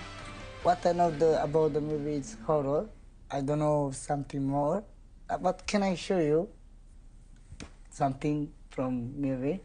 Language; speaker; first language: English; non-native, learner; Romanian